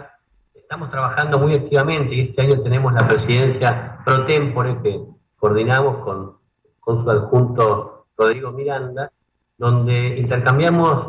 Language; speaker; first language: Spanish; native; Spanish